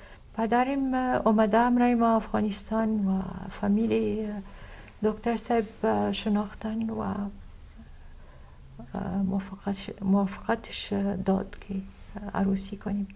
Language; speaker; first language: Persian; non-native, fluent; Arabic